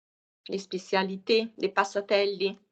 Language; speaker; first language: French; non-native, fluent; Italian